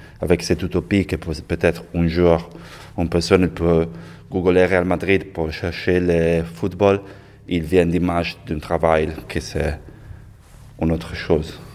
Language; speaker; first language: French; non-native, learner; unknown